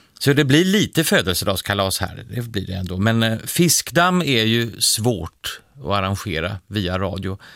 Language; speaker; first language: Swedish; native; Swedish